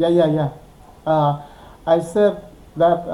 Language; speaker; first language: English; non-native, learner; Thai